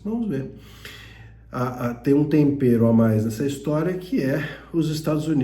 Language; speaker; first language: Portuguese; native; Portuguese